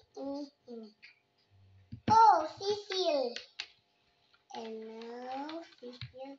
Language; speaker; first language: English; non-native, learner; Indonesian